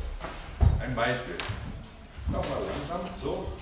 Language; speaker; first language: German; non-native, learner; Thai